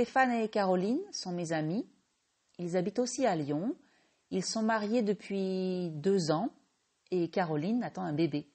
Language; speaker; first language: French; native; French